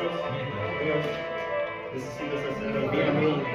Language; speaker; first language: Spanish; non-native, learner; English